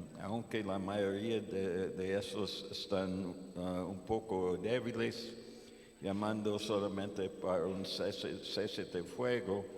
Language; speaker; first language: Spanish; non-native, fluent; English